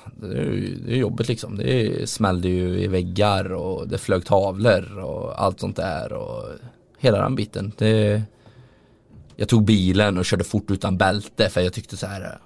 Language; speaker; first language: Swedish; native; Swedish